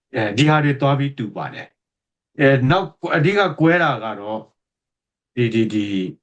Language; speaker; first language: Burmese; native; Burmese